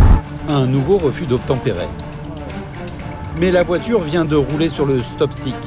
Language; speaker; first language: French; native; French